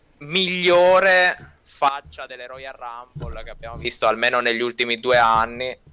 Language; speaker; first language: Italian; native; Italian